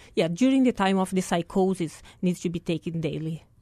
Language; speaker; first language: English; non-native, fluent; Portuguese